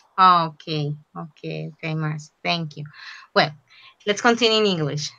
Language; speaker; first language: English; non-native, fluent; Spanish